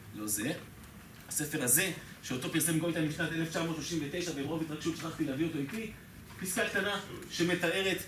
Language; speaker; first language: Hebrew; native; Hebrew